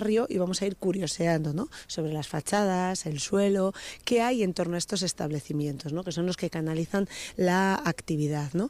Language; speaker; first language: Spanish; native; Spanish